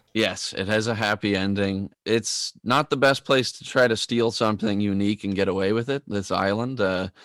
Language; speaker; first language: English; native; English